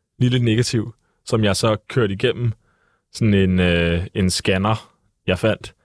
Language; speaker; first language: Danish; native; Danish